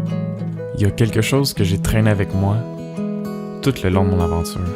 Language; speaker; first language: French; native; French